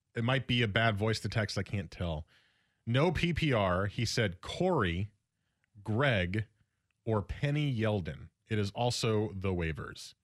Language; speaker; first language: English; native; English